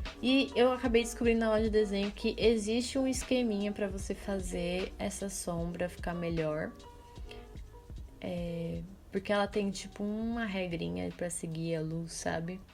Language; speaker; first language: Portuguese; native; Portuguese